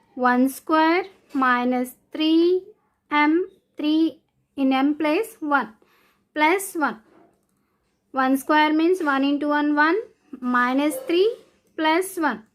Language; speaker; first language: English; non-native, local second language; Telugu